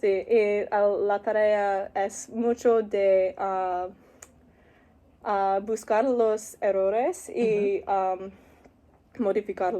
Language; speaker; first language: Spanish; non-native, learner; English